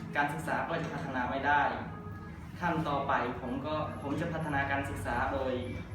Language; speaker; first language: Thai; non-native, learner; Khmer